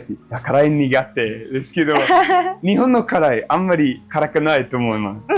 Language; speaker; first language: Japanese; non-native, learner; English